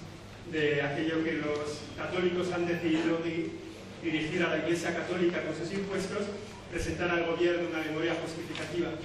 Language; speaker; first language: Spanish; native; Spanish